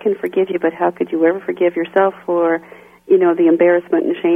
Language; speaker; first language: English; native; English